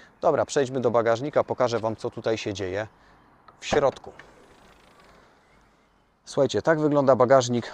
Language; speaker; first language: Polish; native; Polish